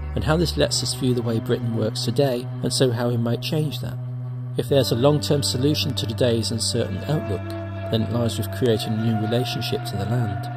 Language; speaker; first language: English; native; English